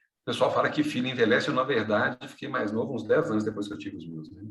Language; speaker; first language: Portuguese; native; Portuguese